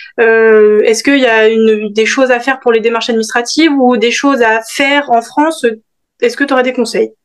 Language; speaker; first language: French; native; French